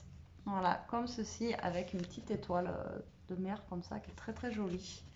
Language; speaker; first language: French; native; French